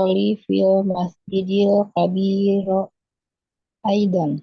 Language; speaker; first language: Arabic; non-native, learner; Indonesian